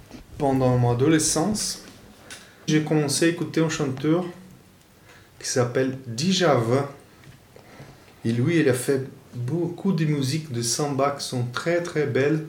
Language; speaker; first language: French; non-native, fluent; Portuguese